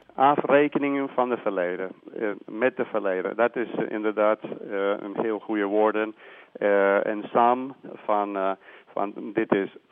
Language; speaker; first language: Dutch; non-native, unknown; Spanish